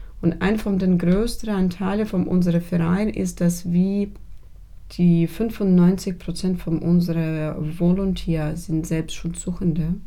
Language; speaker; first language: German; non-native, fluent; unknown